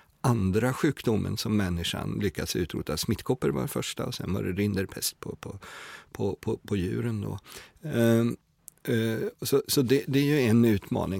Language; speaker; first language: Swedish; native; Swedish